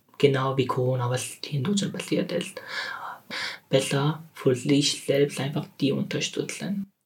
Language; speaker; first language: German; non-native, learner; Persian